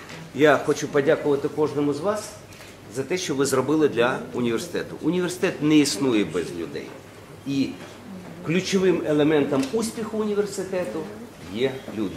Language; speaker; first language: Ukrainian; native; Ukrainian